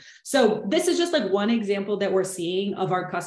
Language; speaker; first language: English; non-native, fluent; Portuguese